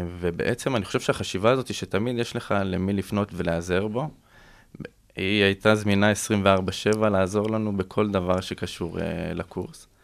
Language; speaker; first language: Hebrew; native; Hebrew